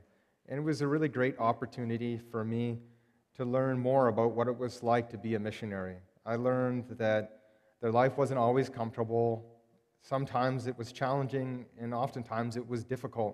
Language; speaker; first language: English; native; English